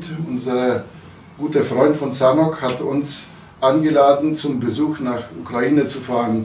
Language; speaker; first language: German; non-native, local second language; Polish